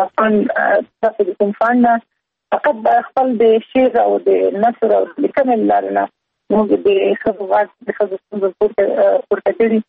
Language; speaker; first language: Pashto; native; Pashto